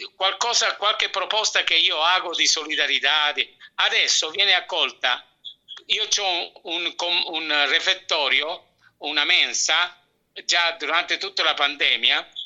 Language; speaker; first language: Italian; native; Italian